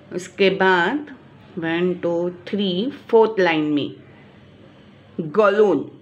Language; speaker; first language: Hindi; non-native, local second language; Marathi